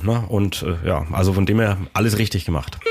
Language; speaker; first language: German; native; German